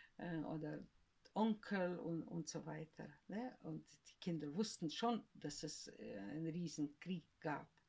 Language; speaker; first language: German; early bilingual, heritage; German